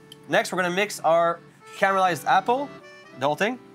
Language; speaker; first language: English; non-native, fluent; French